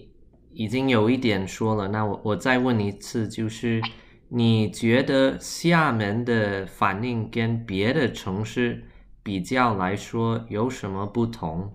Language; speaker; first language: Chinese; early bilingual, heritage; Chinese